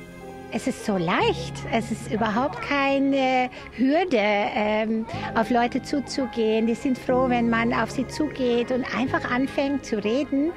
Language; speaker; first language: German; non-native, fluent; Dutch